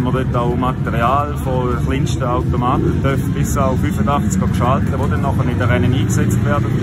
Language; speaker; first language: German; native; German